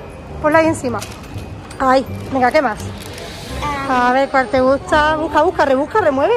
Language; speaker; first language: Spanish; native; Spanish